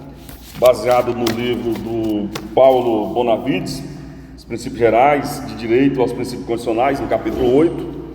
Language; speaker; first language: Portuguese; native; Portuguese